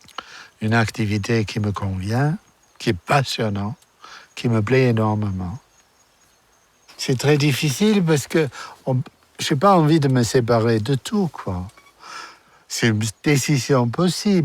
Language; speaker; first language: French; non-native, fluent; German